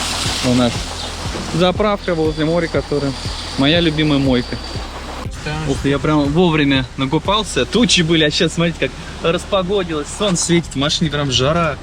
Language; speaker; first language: Russian; native; Russian